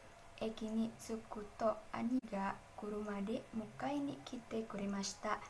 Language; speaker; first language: Japanese; non-native, learner; Indonesian